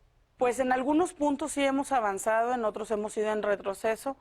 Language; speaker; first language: Spanish; native; Spanish